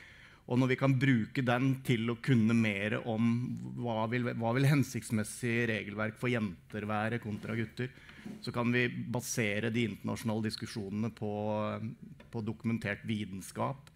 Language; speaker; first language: Norwegian; native; Norwegian